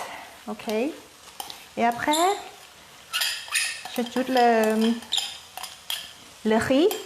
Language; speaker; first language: French; non-native, fluent; Thai